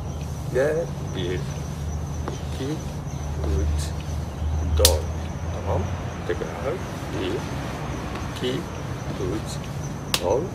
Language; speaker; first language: Turkish; non-native, learner; Japanese